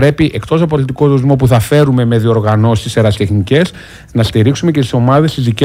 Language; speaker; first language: Greek; native; Greek